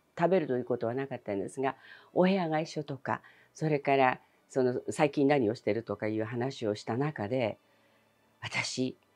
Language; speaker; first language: Japanese; early bilingual, other home language; Chinese